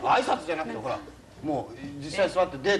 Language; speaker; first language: Japanese; native; Japanese